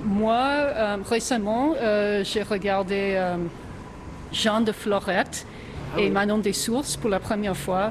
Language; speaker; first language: French; non-native, fluent; English